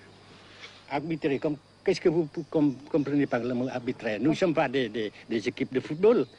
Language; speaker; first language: French; non-native, local second language; Vietnamese